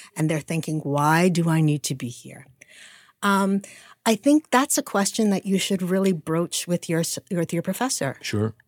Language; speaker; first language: English; native; English